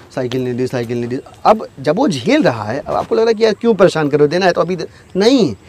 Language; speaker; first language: Hindi; native; Hindi